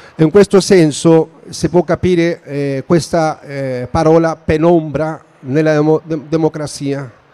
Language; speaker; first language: Italian; non-native, fluent; Spanish